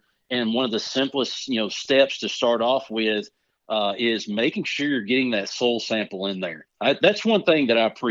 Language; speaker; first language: English; native; English